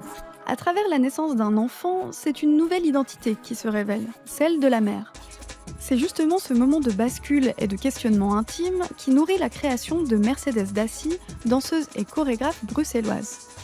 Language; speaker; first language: French; native; French